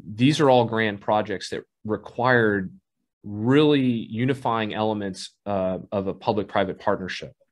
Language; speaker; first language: English; native; English